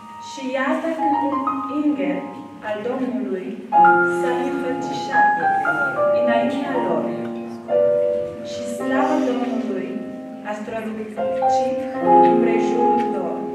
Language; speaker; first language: Romanian; native; Romanian